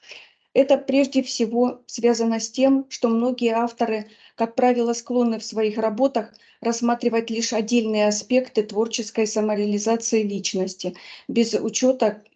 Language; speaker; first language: Russian; native; Russian